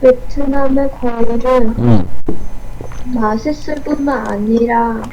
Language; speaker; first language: Korean; non-native, learner; Vietnamese